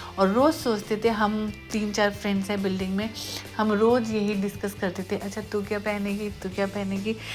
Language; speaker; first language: Hindi; native; Hindi